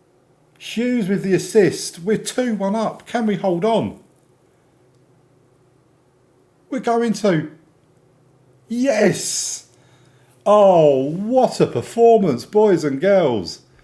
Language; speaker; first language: English; native; English